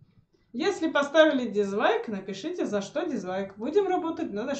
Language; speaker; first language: Russian; native; Russian